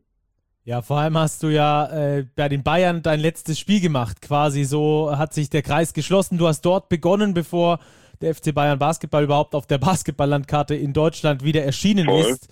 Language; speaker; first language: German; native; German